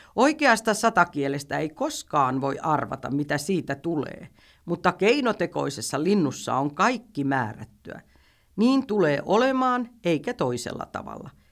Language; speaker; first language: Finnish; native; Finnish